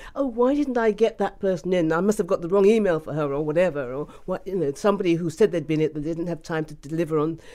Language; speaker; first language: English; native; English